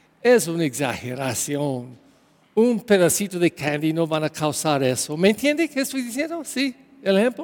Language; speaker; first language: Spanish; non-native, learner; English